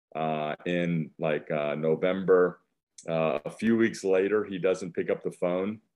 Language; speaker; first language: English; native; English